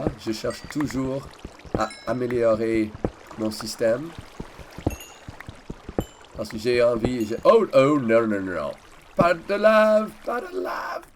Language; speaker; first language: French; non-native, learner; English